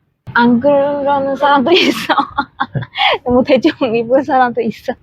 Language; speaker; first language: Korean; non-native, fluent; Vietnamese